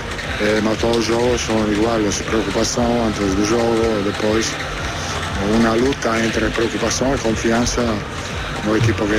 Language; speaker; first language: Portuguese; non-native, fluent; Italian